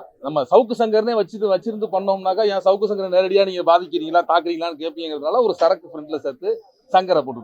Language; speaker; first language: Tamil; native; Tamil